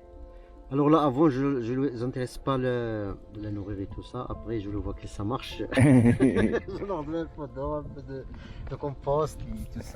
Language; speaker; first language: French; non-native, learner; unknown